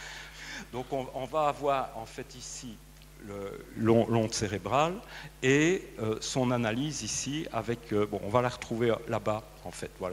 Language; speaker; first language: French; native; French